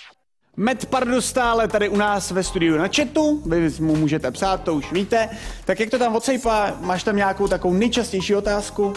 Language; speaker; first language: Czech; native; Czech